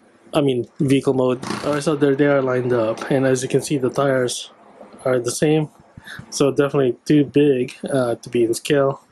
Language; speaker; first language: English; native; English